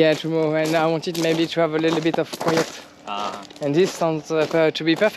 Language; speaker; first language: English; non-native, learner; French